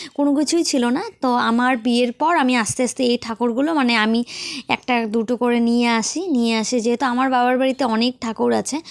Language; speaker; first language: Bangla; native; Bangla